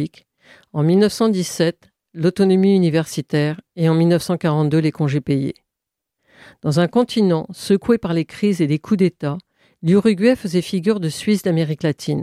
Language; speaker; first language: French; native; French